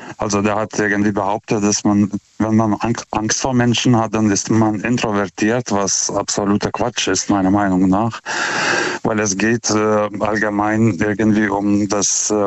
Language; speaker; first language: German; non-native, fluent; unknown